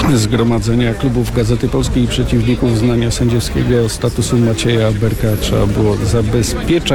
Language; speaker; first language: Polish; native; Polish